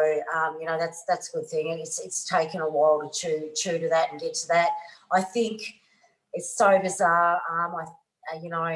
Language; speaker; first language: English; native; English